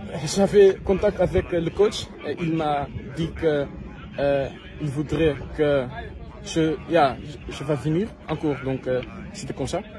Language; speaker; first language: French; non-native, learner; Dutch